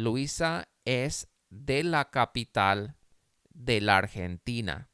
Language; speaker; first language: Spanish; non-native, fluent; English